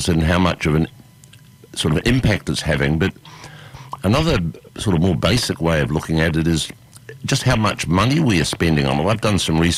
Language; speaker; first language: English; native; English